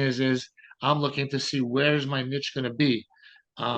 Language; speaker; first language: English; native; English